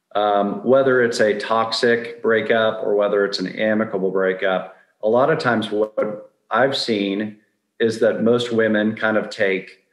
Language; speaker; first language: English; native; English